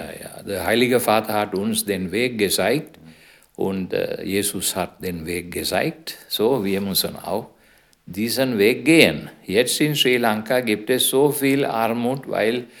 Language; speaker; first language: German; non-native, learner; Sinhala